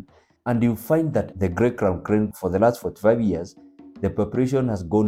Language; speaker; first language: English; non-native, local second language; Kikuyu